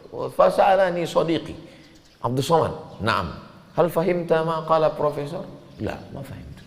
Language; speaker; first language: Arabic; non-native, fluent; Indonesian